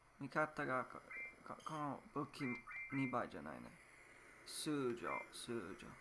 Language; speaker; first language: Japanese; non-native, learner; English